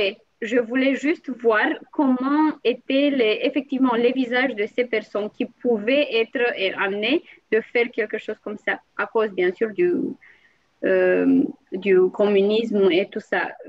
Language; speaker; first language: French; non-native, fluent; Romanian